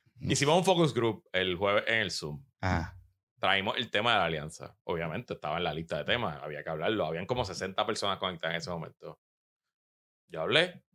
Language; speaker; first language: Spanish; native; Spanish